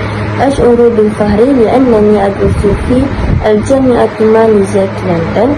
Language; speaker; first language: Arabic; non-native, learner; Malay